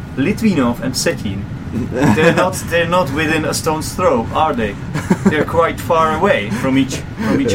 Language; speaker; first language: English; non-native, fluent; Czech